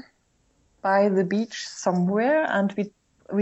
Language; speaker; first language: English; non-native, fluent; German